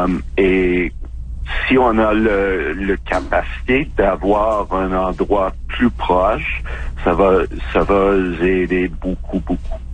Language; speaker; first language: French; non-native, local second language; English